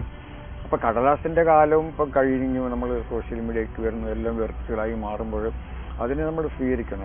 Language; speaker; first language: Malayalam; native; Malayalam